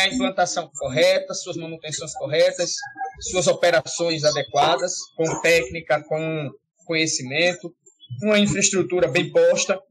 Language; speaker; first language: Portuguese; native; Portuguese